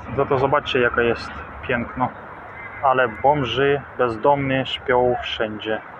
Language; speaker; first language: Polish; non-native, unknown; Ukrainian